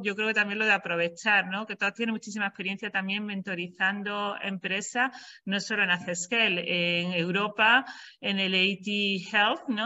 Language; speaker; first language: Spanish; native; Spanish